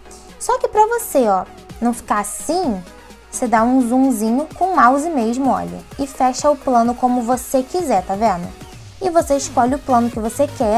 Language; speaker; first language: Portuguese; native; Portuguese